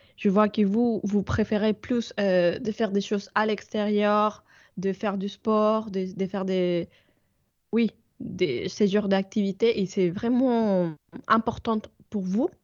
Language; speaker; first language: French; non-native, fluent; Spanish